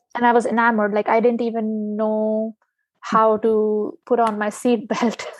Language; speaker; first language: English; non-native, local second language; Hindi